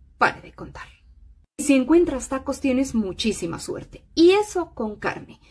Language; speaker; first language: Spanish; native; Spanish